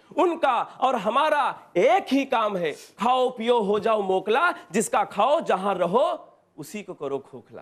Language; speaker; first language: Hindi; native; Hindi